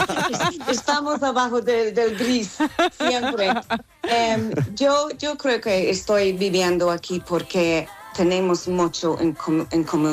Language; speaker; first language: Spanish; non-native, fluent; English